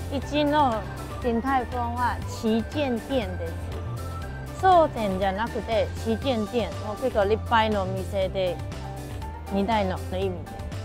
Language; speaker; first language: Japanese; non-native, fluent; Chinese